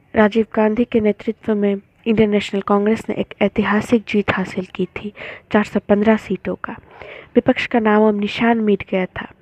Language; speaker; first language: Hindi; non-native, local second language; Bangla